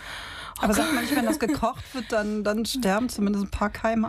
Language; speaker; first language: German; native; German